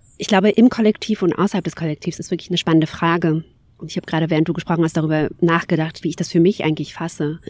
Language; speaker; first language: German; early bilingual, other home language; Kabyle